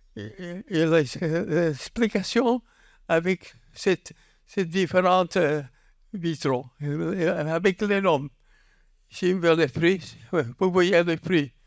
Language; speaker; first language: French; non-native, learner; Catalan